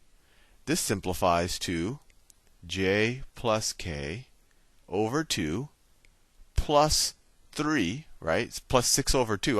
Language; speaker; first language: English; native; English